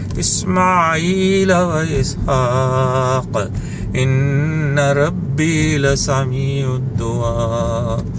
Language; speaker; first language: Urdu; native; Urdu